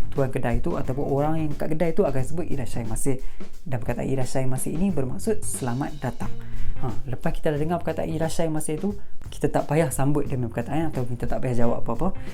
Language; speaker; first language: Malay; native; Malay